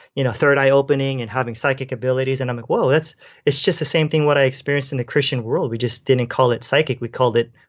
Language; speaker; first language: English; native; English